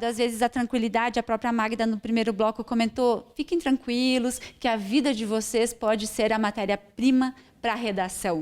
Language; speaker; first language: Portuguese; native; Portuguese